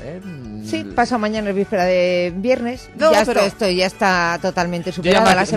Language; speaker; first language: Spanish; native; Spanish